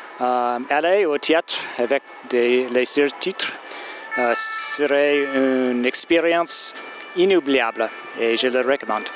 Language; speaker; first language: French; non-native, fluent; English